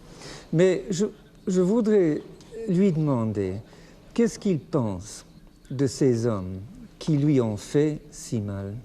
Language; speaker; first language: French; non-native, fluent; English